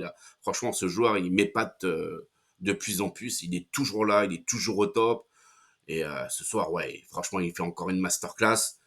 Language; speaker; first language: French; native; French